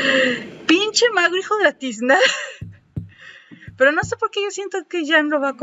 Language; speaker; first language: Spanish; native; Spanish